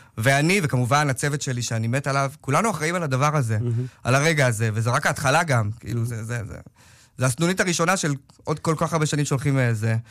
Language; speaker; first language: Hebrew; native; Hebrew